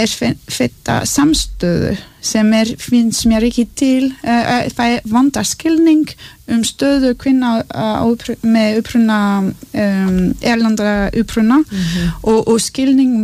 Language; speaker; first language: Icelandic; non-native, learner; French